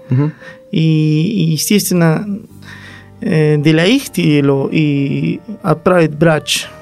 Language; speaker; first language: Russian; non-native, learner; Spanish